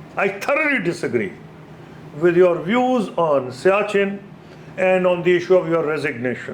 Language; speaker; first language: English; non-native, local second language; Punjabi